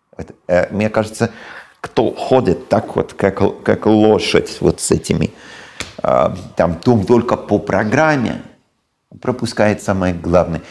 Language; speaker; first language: Russian; non-native, fluent; English